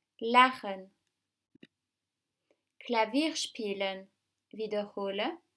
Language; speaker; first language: German; non-native, fluent; French